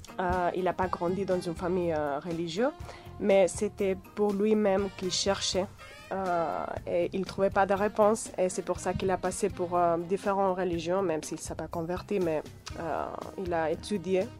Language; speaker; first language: French; non-native, fluent; Catalan